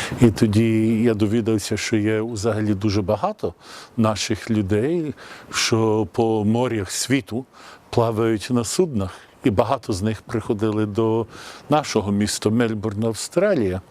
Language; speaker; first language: Ukrainian; early bilingual, heritage; Ukrainian